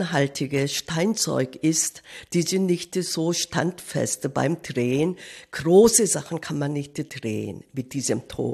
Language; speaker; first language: German; non-native, fluent; Korean